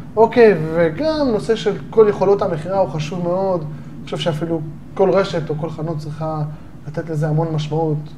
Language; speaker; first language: Hebrew; native; Hebrew